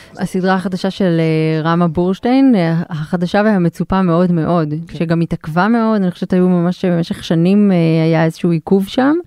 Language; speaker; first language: Hebrew; native; Hebrew